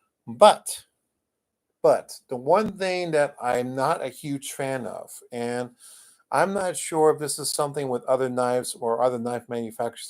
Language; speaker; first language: English; native; English